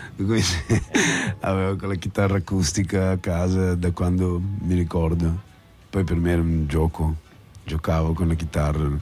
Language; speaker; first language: Italian; non-native, fluent; Portuguese